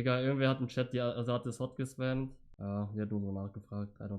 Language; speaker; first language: German; native; German